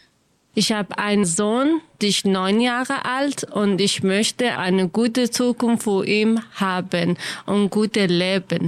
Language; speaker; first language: German; non-native, learner; Kurdish